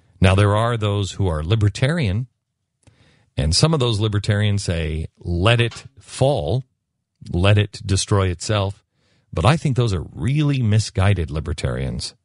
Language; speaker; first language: English; native; English